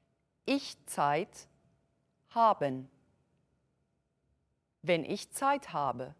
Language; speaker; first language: German; non-native, learner; Turkish